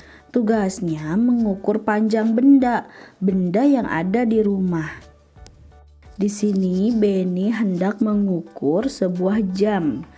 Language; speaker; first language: Indonesian; native; Indonesian